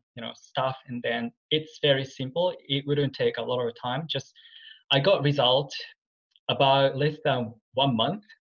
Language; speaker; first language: English; non-native, fluent; Japanese